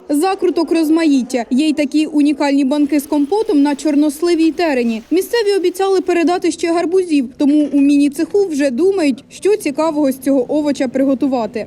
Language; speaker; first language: Ukrainian; native; Ukrainian